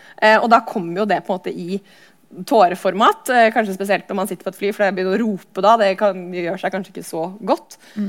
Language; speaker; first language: Norwegian; native; Norwegian